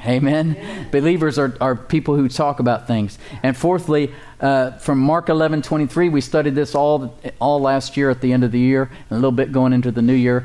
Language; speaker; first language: English; native; English